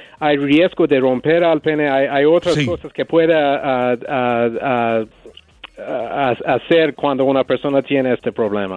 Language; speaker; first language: Spanish; non-native, learner; English